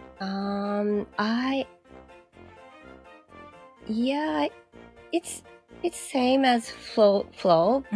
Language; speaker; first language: English; non-native, learner; Japanese